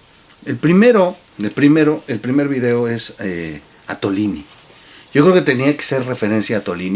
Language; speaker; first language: Spanish; native; Spanish